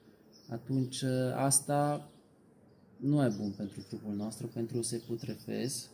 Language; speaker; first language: Romanian; non-native, learner; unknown